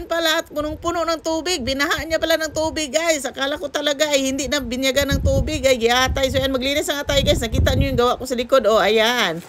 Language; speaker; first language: Filipino; non-native, local second language; Cebuano